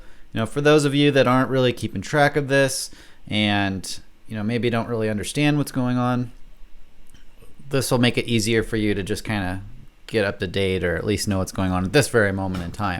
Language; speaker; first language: English; native; English